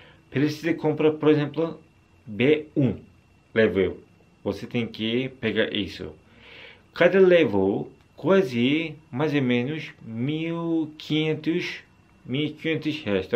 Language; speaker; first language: Portuguese; non-native, learner; Turkish